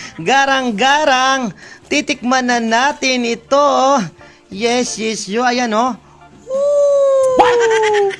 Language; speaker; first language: Filipino; non-native, local second language; Waray